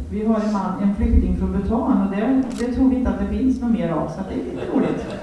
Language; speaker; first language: Swedish; native; Swedish